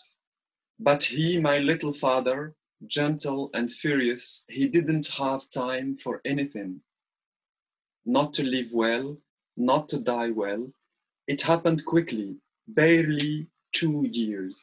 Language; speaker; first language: English; non-native, fluent; Arabic